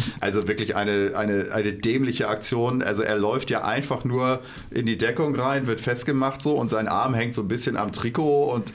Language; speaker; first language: German; native; German